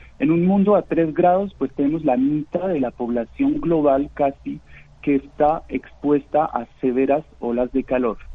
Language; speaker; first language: Spanish; non-native, fluent; French